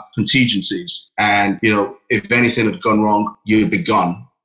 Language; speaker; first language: English; non-native, local second language; Yoruba